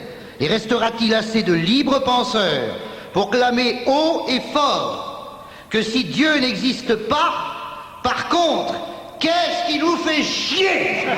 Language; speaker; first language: French; native; French